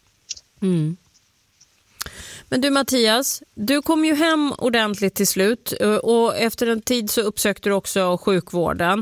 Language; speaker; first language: Swedish; native; Swedish